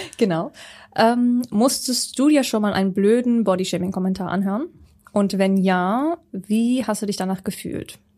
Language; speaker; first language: German; early bilingual, other home language; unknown